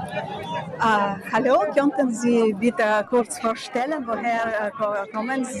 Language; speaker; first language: German; non-native, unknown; Ukrainian